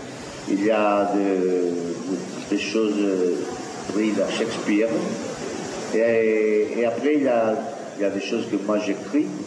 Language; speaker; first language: French; non-native, fluent; Italian